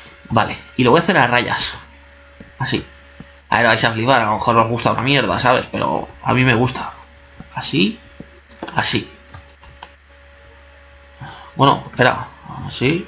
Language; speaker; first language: Spanish; native; Spanish